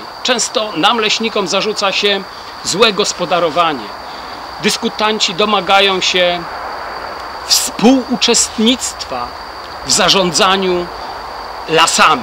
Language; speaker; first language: Polish; native; Polish